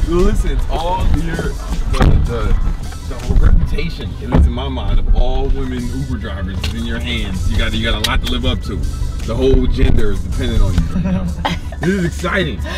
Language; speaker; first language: English; native; English